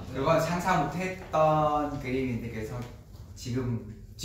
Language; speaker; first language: Korean; non-native, learner; Vietnamese